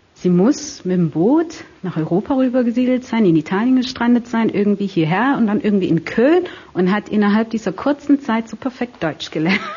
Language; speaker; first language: German; non-native, fluent; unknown